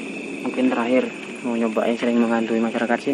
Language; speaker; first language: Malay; non-native, local second language; Madurese